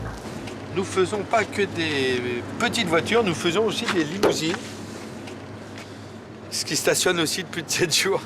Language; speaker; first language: French; native; French